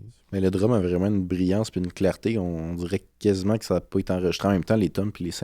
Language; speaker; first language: French; native; French